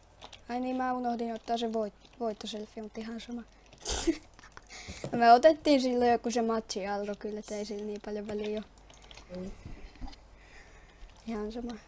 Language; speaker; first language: Finnish; native; Finnish